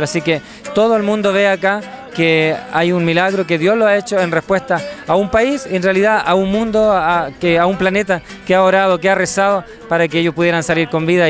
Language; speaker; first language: Spanish; native; Spanish